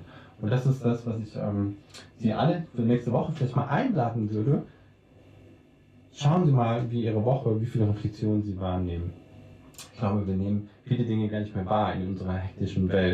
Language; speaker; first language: German; native; German